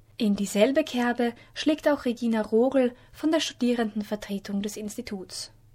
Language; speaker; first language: German; native; German